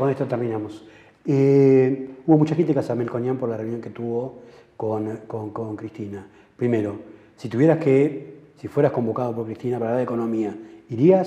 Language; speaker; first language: Spanish; native; Spanish